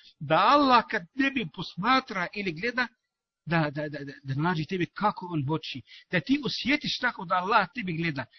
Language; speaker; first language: Bosnian; non-native, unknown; Arabic